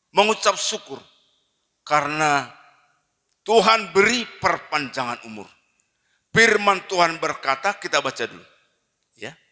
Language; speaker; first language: Indonesian; non-native, local second language; Batak Toba